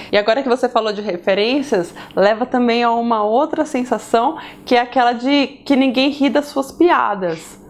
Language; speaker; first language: Portuguese; native; Portuguese